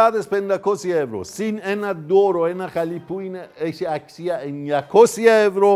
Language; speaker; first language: Greek; non-native, fluent; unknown